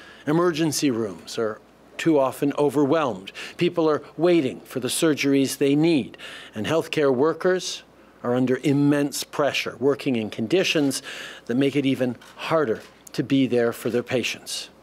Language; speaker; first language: English; native; English